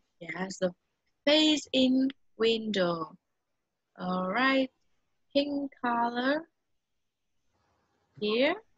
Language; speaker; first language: English; non-native, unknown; Vietnamese